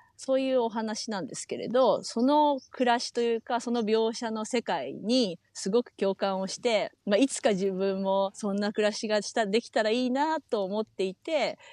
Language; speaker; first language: Japanese; native; Japanese